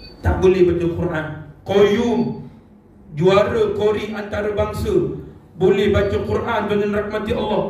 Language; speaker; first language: Malay; non-native, local second language; Tamil